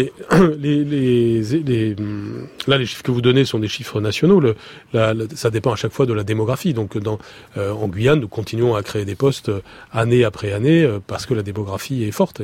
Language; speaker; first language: French; native; French